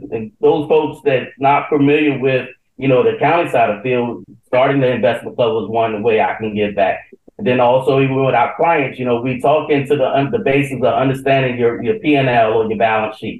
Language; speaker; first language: English; native; English